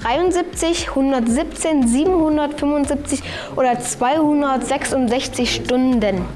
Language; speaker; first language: German; native; German